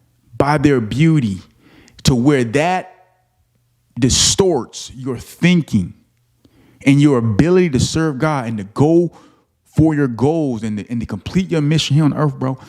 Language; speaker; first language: English; native; English